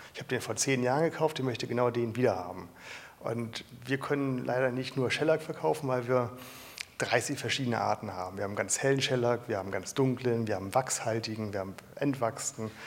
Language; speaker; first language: German; native; German